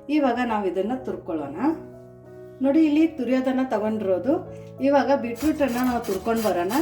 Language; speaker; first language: Kannada; native; Kannada